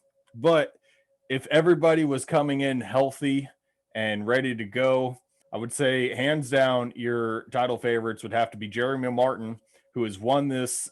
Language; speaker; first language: English; native; English